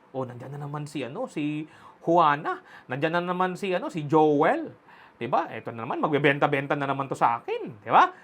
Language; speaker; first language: Filipino; non-native, local second language; Cebuano